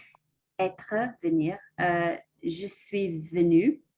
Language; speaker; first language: French; non-native, learner; English